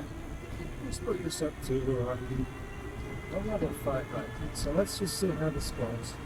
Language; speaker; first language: English; native; English